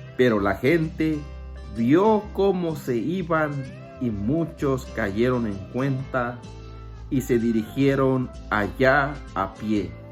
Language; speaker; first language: Spanish; native; Spanish